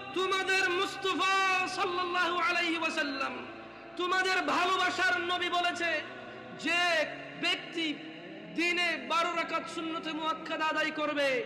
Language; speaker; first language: Bangla; early bilingual, heritage; Bangla